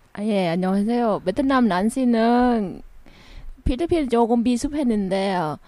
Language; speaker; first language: Korean; non-native, learner; Vietnamese